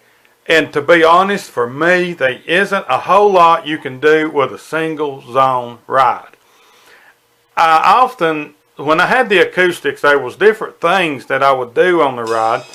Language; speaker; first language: English; native; English